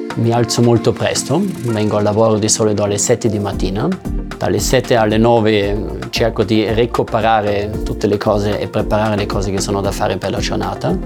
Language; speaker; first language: Italian; non-native, fluent; German